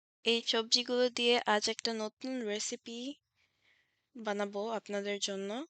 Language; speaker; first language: Bangla; early bilingual, heritage; Bangla